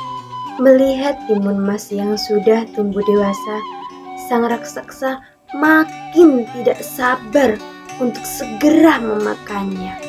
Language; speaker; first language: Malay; non-native, local second language; Javanese